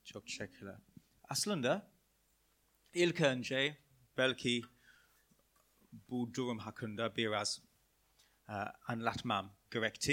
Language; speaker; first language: Turkish; non-native, fluent; English